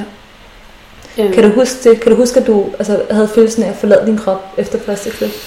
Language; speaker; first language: Danish; native; Danish